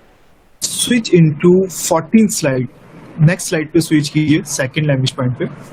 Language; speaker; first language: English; non-native, local second language; Urdu